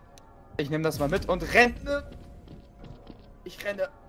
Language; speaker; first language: German; native; German